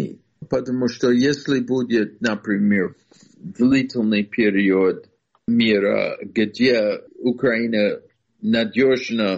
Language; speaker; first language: Russian; non-native, fluent; English